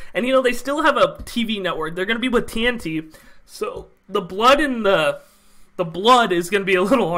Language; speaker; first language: English; native; English